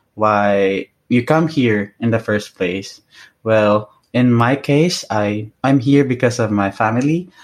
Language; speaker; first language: English; non-native, local second language; Hiligaynon